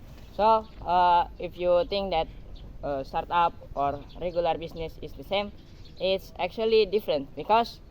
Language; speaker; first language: English; non-native, learner; Indonesian